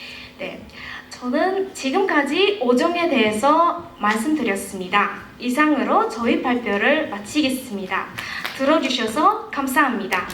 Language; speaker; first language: Korean; non-native, fluent; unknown